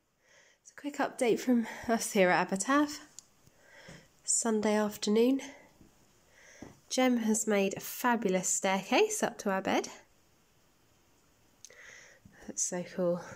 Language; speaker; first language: English; native; English